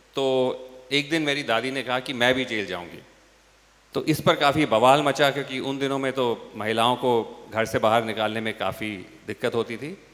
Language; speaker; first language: Hindi; non-native, local second language; English